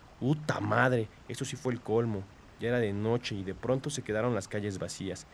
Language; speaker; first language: Spanish; native; Spanish